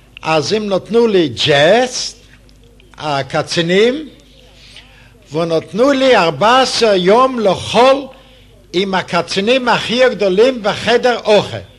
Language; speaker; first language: Hebrew; non-native, fluent; Yiddish